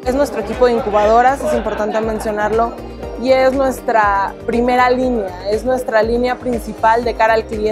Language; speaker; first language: Spanish; native; Spanish